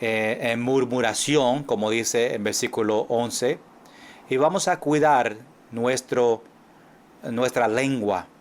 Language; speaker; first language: Spanish; non-native, fluent; English